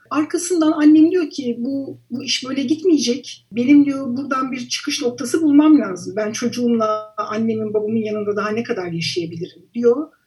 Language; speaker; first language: Turkish; native; Turkish